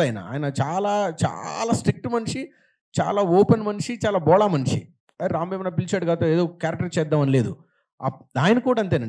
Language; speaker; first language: Telugu; native; Telugu